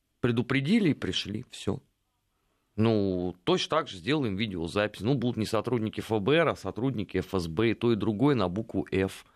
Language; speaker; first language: Russian; native; Russian